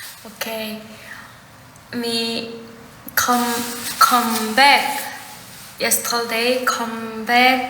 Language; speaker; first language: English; non-native, learner; Thai